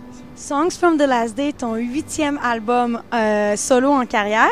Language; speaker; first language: French; native; French